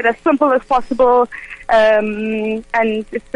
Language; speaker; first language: English; early bilingual, other home language; Hebrew